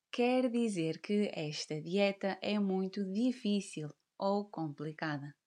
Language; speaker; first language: Portuguese; native; Portuguese